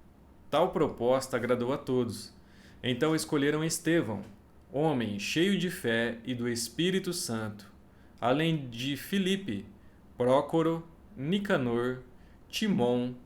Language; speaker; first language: Portuguese; native; Portuguese